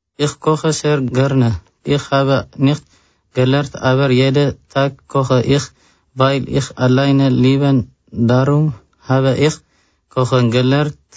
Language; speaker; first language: German; non-native, learner; Tigrinya